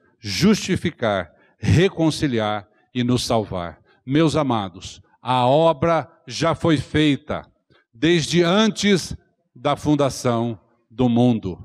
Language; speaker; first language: Portuguese; native; Portuguese